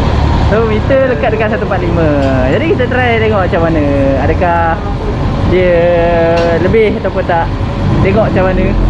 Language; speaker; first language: Malay; native; Malay